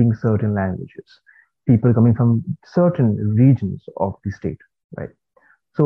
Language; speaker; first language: English; non-native, local second language; Nepali